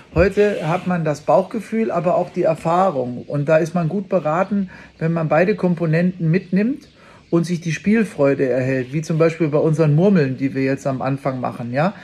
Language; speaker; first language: German; native; German